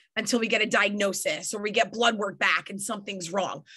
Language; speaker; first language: English; native; English